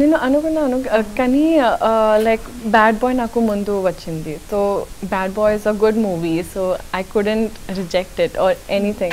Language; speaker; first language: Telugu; non-native, local second language; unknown